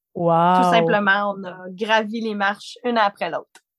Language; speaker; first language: French; native; French